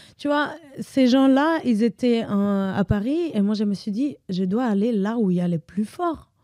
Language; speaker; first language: French; non-native, fluent; Italian